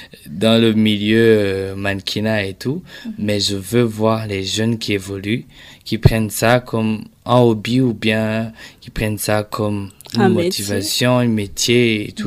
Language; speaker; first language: French; non-native, local second language; Rundi